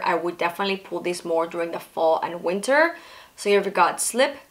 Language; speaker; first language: English; non-native, fluent; Spanish